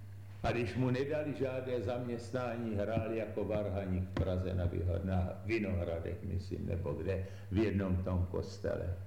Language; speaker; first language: Czech; native; Czech